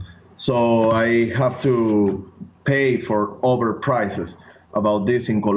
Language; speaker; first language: English; non-native, learner; Spanish